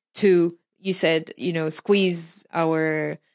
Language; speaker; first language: English; non-native, fluent; Hebrew